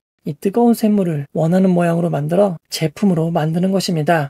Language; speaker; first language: Korean; native; Korean